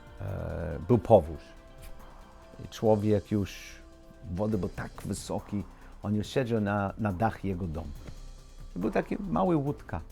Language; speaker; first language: Polish; non-native, learner; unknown